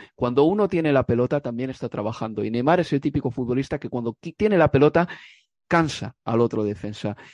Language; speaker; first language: Spanish; native; Spanish